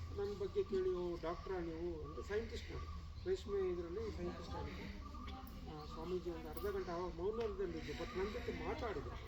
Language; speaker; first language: Kannada; native; Kannada